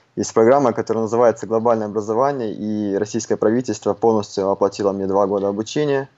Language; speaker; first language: Russian; native; Russian